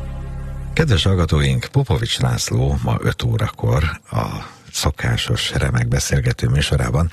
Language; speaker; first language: Hungarian; native; Hungarian